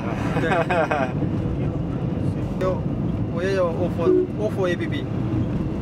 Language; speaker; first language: Chinese; non-native, learner; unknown